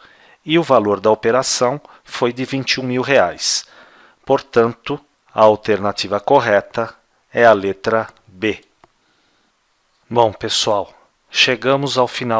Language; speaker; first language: Portuguese; native; Portuguese